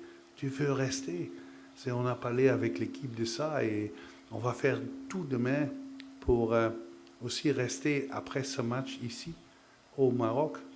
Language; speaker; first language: French; non-native, fluent; Dutch